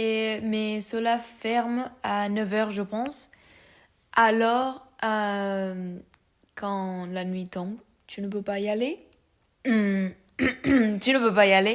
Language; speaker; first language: French; non-native, learner; Spanish